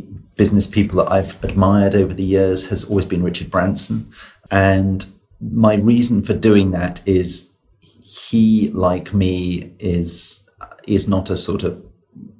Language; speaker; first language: English; native; English